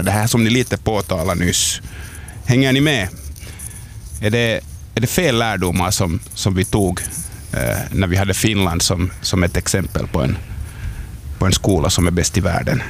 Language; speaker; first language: Swedish; native; Swedish